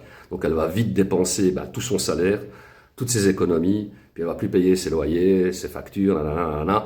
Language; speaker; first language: French; native; French